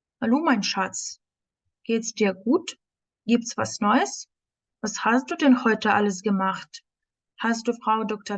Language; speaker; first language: German; non-native, fluent; Ukrainian